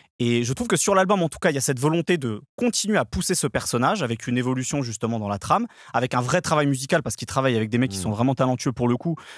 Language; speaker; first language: French; native; French